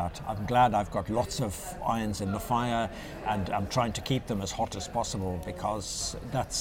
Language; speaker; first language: English; native; English